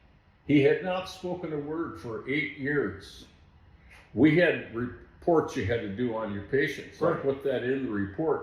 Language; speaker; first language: English; native; English